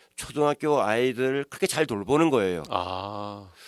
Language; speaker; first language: Korean; native; Korean